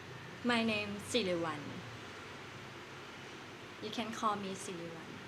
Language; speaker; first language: English; non-native, learner; Thai